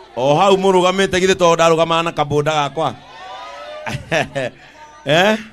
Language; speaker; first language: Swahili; non-native, local second language; Kikuyu